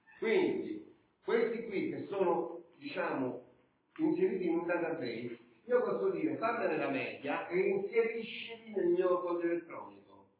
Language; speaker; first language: Italian; native; Italian